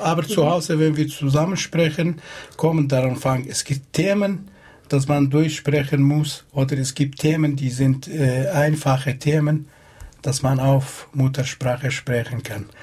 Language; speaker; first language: German; non-native, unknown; Kurdish